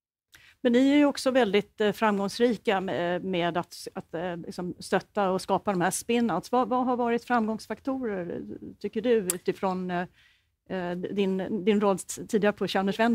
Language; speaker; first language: Swedish; native; Swedish